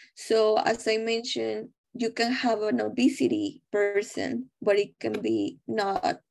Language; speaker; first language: English; non-native, fluent; Spanish